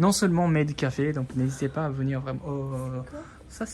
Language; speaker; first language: French; non-native, fluent; Japanese